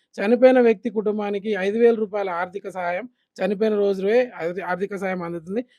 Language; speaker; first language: Telugu; native; Telugu